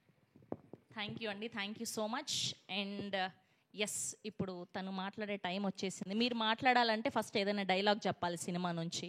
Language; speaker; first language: Telugu; native; Telugu